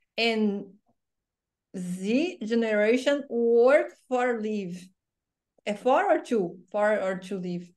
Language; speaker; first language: English; non-native, learner; Portuguese